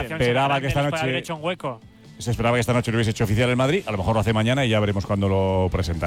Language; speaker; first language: Spanish; native; Spanish